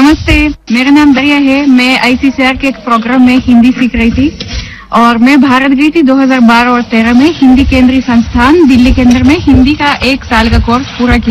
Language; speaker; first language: Hindi; non-native, fluent; Russian